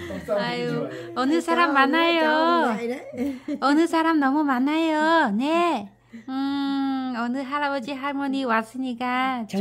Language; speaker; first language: Korean; non-native, learner; Vietnamese